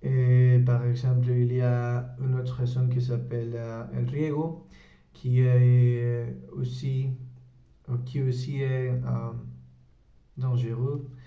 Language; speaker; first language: French; non-native, learner; Spanish